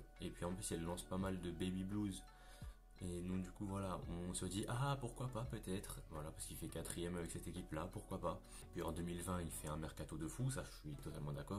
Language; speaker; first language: French; native; French